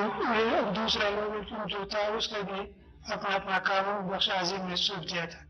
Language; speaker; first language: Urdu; non-native, local second language; Pashto